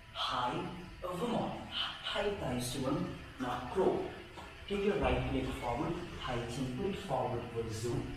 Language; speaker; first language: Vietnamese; non-native, learner; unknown